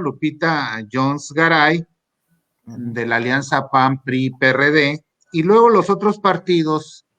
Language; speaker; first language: Spanish; native; Spanish